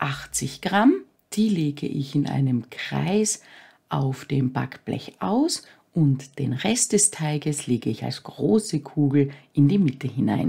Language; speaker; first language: German; native; German